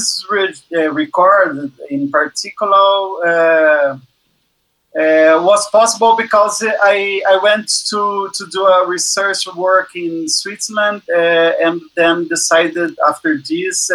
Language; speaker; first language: English; non-native, learner; Portuguese